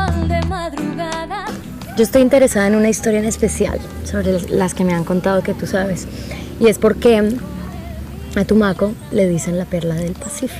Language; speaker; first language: Spanish; early bilingual, other home language; English